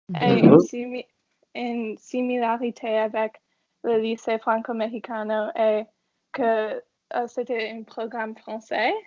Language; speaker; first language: French; non-native, learner; English